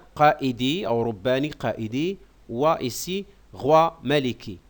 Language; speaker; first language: French; non-native, local second language; Arabic